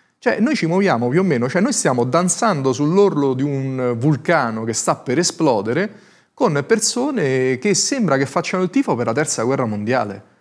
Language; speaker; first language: Italian; native; Italian